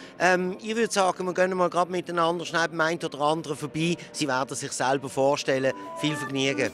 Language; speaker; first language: German; native; German